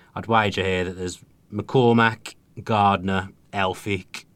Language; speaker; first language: English; native; English